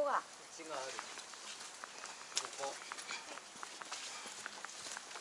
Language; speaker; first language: Japanese; native; Japanese